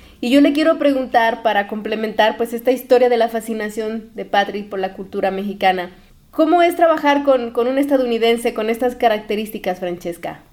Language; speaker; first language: Spanish; native; Spanish